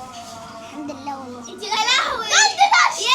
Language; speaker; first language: Arabic; native; Arabic